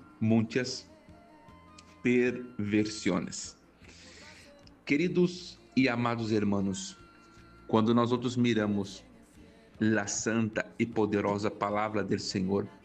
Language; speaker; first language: Spanish; non-native, fluent; Portuguese